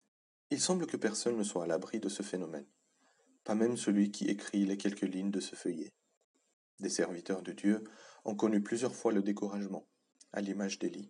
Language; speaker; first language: French; native; French